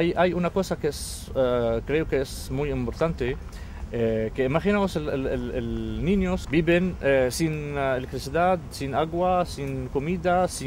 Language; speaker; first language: Spanish; non-native, fluent; Arabic